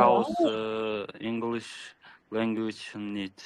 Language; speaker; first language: English; non-native, learner; Kyrgyz